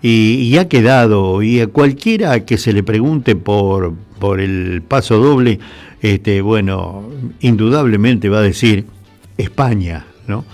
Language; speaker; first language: Spanish; native; Spanish